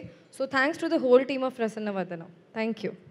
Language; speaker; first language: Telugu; non-native, learner; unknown